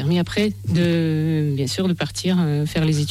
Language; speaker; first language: French; non-native, fluent; Russian